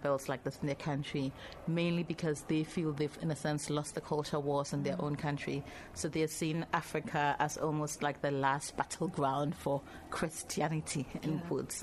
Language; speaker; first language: English; non-native, local second language; Akan